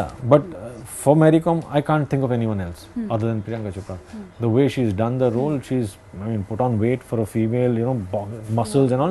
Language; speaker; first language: English; non-native, local second language; Hindi